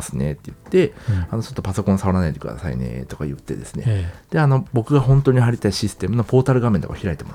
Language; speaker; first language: Japanese; native; Japanese